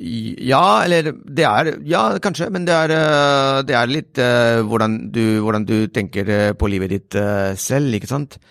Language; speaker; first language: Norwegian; non-native, fluent; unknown